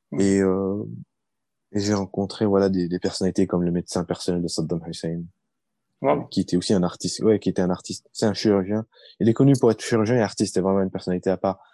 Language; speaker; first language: French; early bilingual, other home language; Arabic